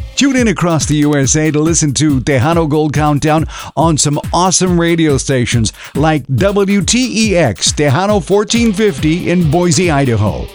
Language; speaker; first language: English; early bilingual, other home language; Spanish